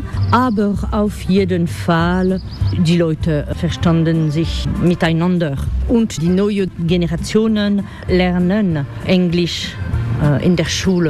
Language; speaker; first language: German; non-native, learner; French